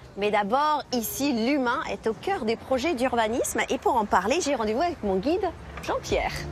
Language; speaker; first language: French; native; French